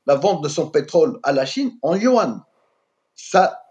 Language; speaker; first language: French; non-native, local second language; Arabic